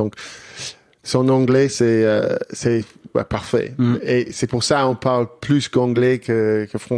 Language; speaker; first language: French; non-native, learner; English